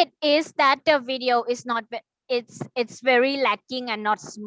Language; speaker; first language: English; non-native, fluent; Thai